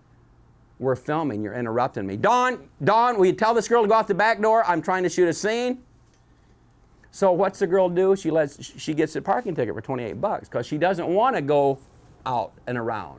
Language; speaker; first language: English; native; English